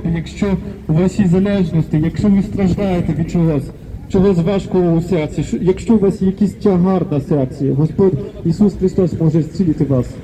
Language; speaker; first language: Ukrainian; non-native, fluent; French